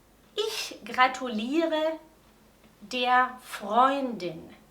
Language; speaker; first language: German; non-native, fluent; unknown